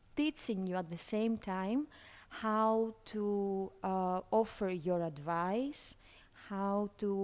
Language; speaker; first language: English; non-native, fluent; Greek